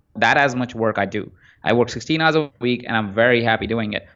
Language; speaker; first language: English; non-native, local second language; Hindi